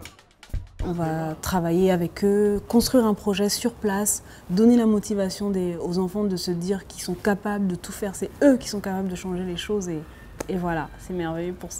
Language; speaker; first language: French; non-native, local second language; Lingala